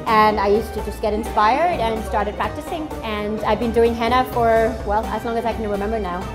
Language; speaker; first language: English; non-native, local second language; Urdu